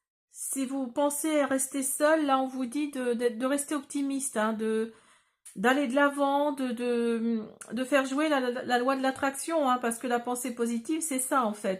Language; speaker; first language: French; native; French